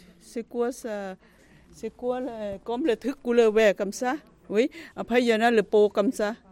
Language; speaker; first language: French; non-native, learner; Thai